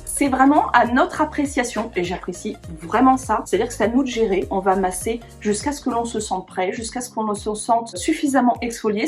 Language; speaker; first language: French; native; French